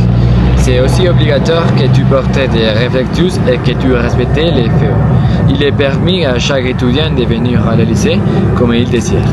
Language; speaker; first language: French; non-native, learner; Spanish